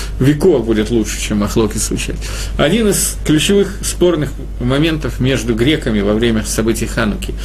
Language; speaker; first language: Russian; native; Russian